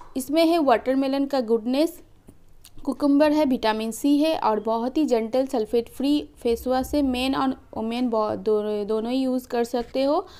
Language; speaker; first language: Hindi; non-native, local second language; Bangla